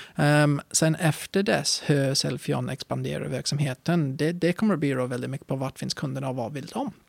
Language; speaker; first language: Swedish; non-native, fluent; English